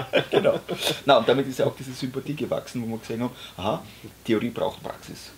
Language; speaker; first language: German; native; German